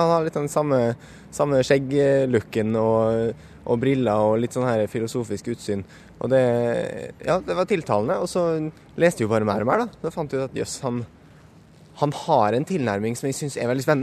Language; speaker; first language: Norwegian; native; Norwegian